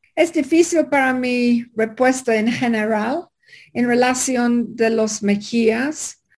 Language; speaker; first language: Spanish; non-native, fluent; English